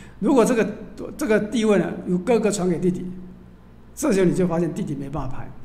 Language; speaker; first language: Chinese; native; Chinese